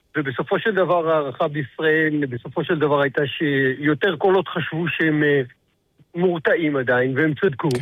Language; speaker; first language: Hebrew; native; Hebrew